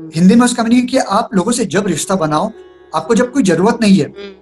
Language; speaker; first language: Hindi; non-native, local second language; Marathi